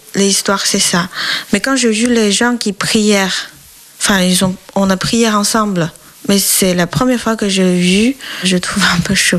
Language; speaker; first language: French; non-native, learner; Chinese